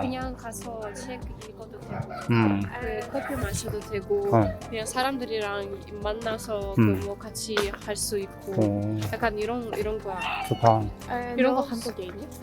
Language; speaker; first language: Korean; non-native, learner; Russian